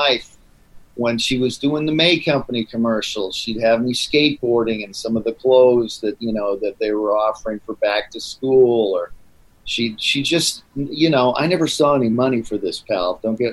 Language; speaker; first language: English; native; English